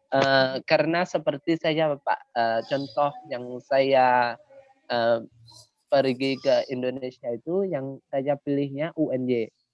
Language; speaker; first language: Indonesian; non-native, learner; Khmer